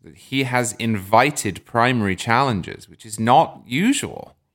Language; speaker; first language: English; native; English